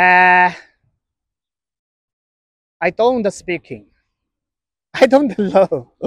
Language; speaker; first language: English; non-native, learner; Chinese